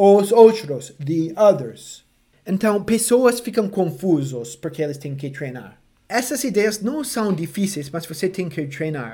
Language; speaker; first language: Portuguese; non-native, fluent; English